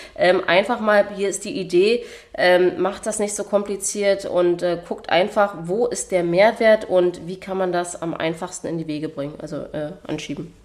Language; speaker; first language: German; native; German